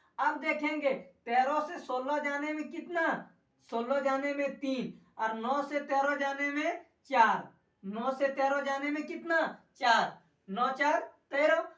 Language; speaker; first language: Hindi; native; Hindi